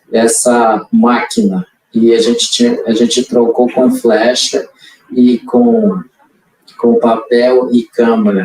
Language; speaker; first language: Portuguese; non-native, local second language; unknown